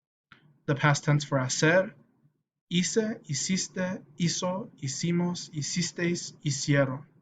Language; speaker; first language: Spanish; non-native, fluent; English